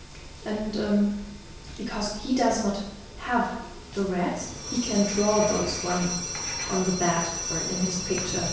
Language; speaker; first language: English; non-native, fluent; German